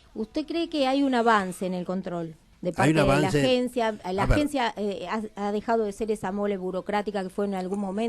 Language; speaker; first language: Spanish; native; Spanish